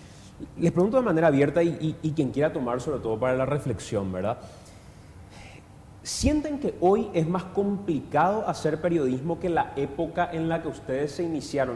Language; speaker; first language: Spanish; native; Spanish